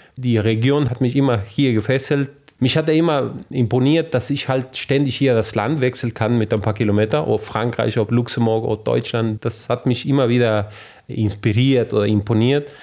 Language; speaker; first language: German; non-native, fluent; Spanish